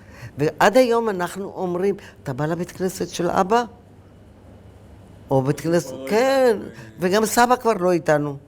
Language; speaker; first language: Hebrew; early bilingual, other home language; Arabic